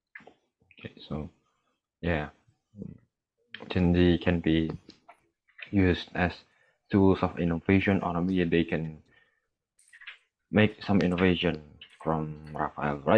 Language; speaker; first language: English; non-native, fluent; Indonesian